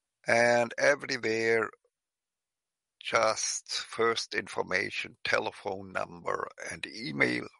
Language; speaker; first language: English; non-native, fluent; German